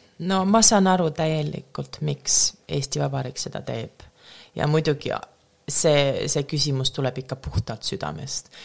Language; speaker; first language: Estonian; native; Estonian